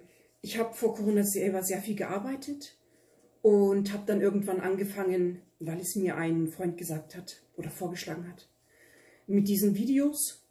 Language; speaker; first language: German; early bilingual, other home language; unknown